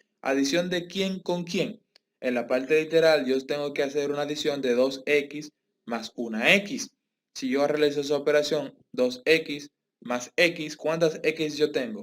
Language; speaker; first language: Spanish; native; Spanish